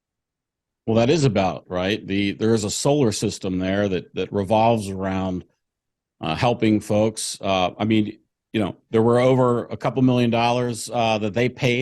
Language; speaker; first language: English; native; English